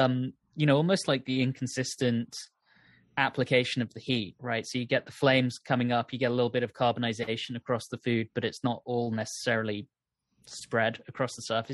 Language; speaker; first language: English; native; English